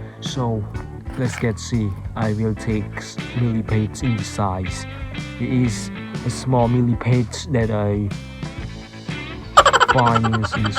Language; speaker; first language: English; non-native, learner; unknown